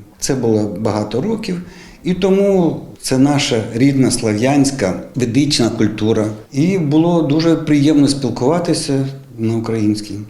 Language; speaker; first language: Ukrainian; non-native, local second language; Russian